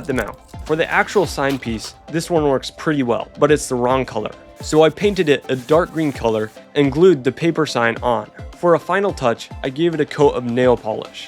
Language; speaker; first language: English; native; English